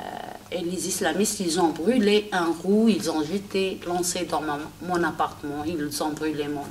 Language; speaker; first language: French; non-native, local second language; Arabic